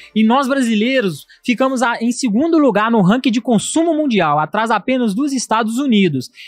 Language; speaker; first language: Portuguese; native; Portuguese